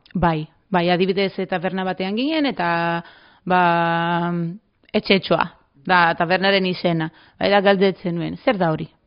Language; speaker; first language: Basque; non-native, fluent; Greek